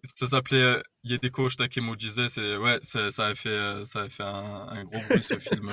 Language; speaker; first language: French; native; French